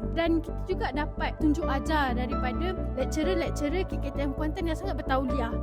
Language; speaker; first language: Malay; native; Malay